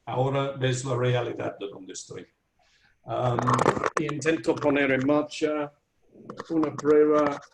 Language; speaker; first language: Spanish; non-native, fluent; English